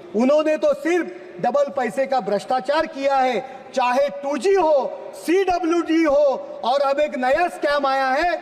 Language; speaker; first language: Hindi; non-native, local second language; Marathi